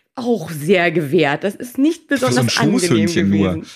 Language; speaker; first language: German; native; German